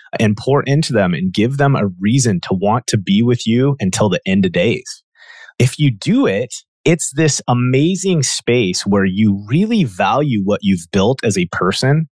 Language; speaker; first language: English; native; English